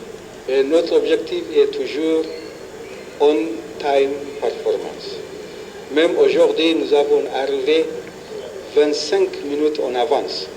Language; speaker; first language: French; non-native, fluent; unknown